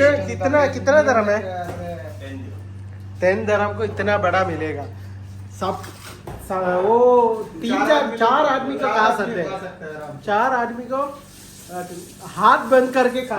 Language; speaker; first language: Hindi; non-native, learner; Malayalam